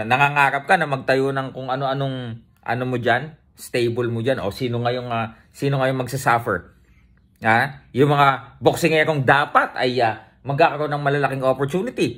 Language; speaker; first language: Filipino; native; Filipino